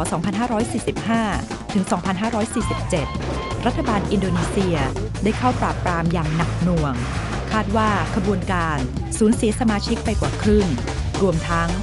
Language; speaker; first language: Thai; native; Thai